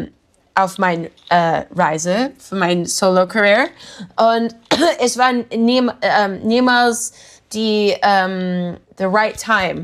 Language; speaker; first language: German; non-native, learner; English